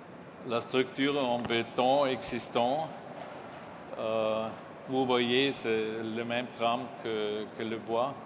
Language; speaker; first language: French; non-native, learner; German